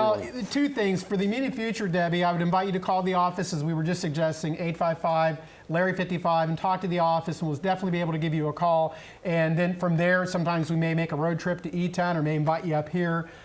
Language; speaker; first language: English; native; English